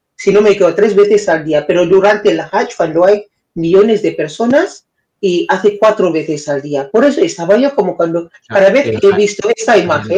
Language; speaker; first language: Spanish; non-native, fluent; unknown